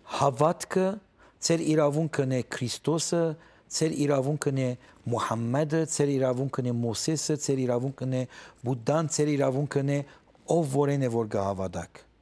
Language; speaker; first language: Armenian; early bilingual, heritage; Armenian